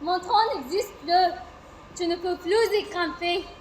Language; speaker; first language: French; non-native, learner; Arabic